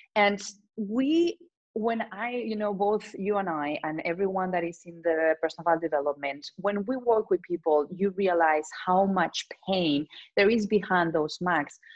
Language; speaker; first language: English; non-native, fluent; Spanish